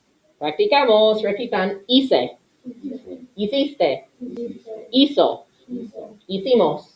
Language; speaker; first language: Spanish; non-native, fluent; English